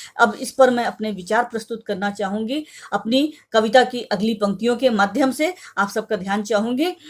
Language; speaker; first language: Hindi; native; Hindi